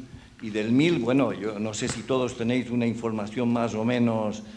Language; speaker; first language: Spanish; native; Spanish